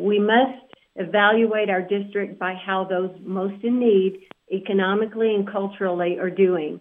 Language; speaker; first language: English; native; English